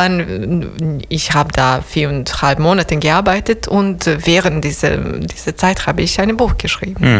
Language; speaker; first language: German; non-native, fluent; Serbian